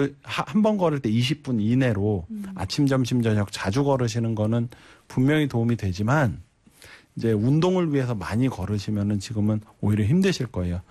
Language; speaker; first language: Korean; native; Korean